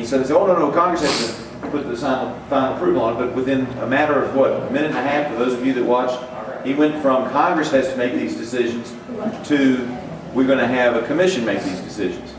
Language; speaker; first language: English; native; English